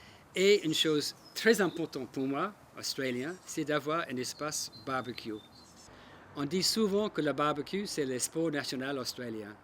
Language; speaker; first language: French; non-native, fluent; English